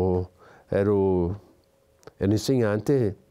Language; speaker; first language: Italian; non-native, fluent; Portuguese